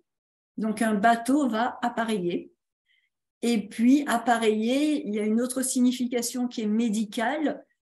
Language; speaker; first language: French; native; French